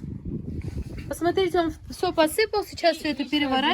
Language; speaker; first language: Russian; native; Russian